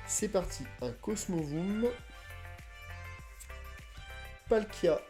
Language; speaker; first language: French; native; French